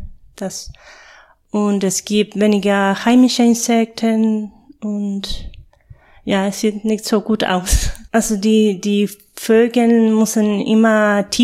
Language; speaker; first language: German; non-native, fluent; Spanish